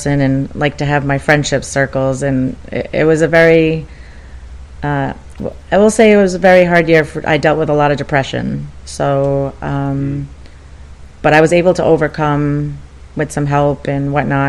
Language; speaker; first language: English; native; English